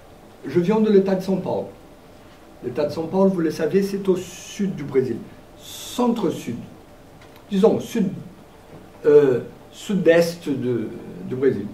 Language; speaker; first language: French; non-native, fluent; Portuguese